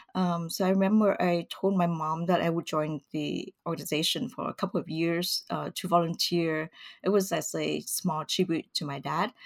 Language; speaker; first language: English; early bilingual, other home language; Vietnamese